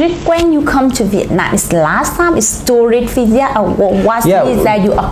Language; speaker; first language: English; non-native, learner; Vietnamese